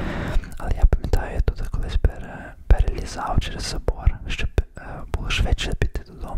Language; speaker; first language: Ukrainian; early bilingual, heritage; Ukrainian